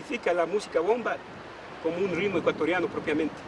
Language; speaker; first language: Spanish; native; Spanish